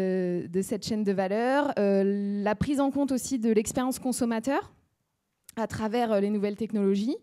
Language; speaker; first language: French; native; French